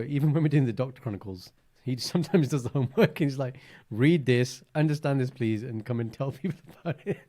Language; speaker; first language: English; early bilingual, other home language; Punjabi